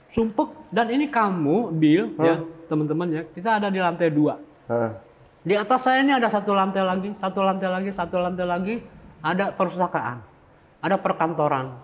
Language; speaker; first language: Indonesian; native; Indonesian